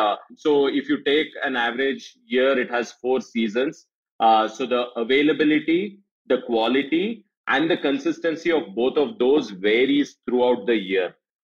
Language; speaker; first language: English; non-native, local second language; Kannada